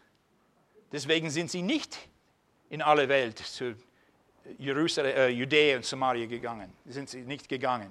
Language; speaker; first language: German; non-native, fluent; English